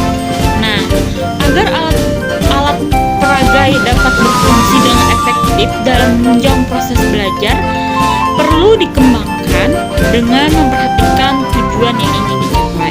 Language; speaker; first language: Indonesian; native; Indonesian